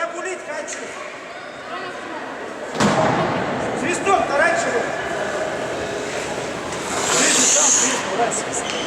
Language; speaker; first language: Russian; native; Russian